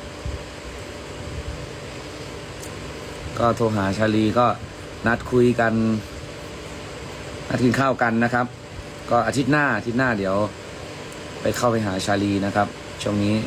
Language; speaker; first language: Thai; native; Thai